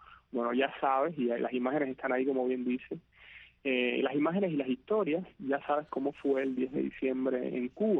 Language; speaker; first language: Spanish; native; Spanish